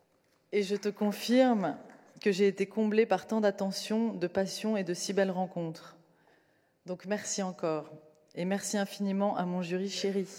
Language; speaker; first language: French; native; French